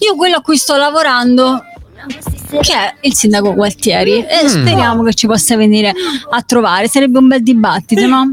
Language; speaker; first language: Italian; native; Italian